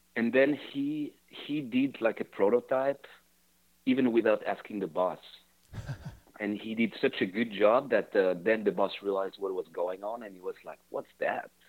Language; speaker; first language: English; non-native, fluent; French